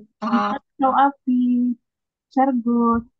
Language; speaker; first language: German; non-native, learner; Indonesian